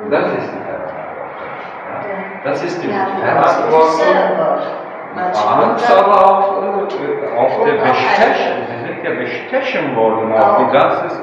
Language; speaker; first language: German; non-native, fluent; Turkish